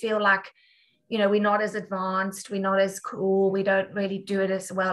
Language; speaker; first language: English; native; English